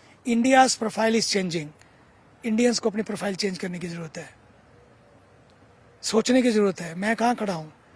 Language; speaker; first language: Hindi; native; Hindi